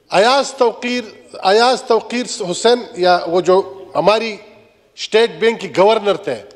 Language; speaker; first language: Urdu; non-native, local second language; Pashto